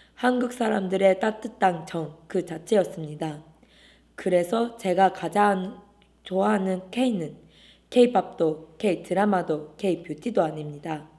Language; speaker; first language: Korean; non-native, fluent; Japanese